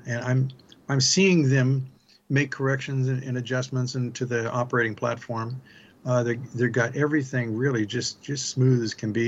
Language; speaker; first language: English; native; English